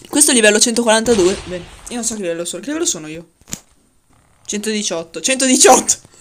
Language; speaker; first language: Italian; native; Italian